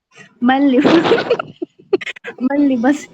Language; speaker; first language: Persian; non-native, learner; Urdu